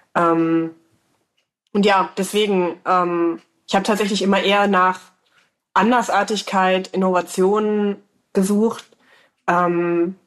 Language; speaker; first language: German; native; German